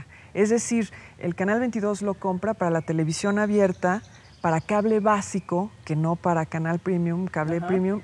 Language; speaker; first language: Spanish; native; Spanish